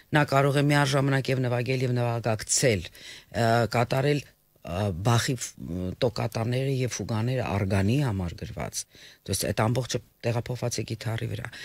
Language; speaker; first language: Armenian; native; Armenian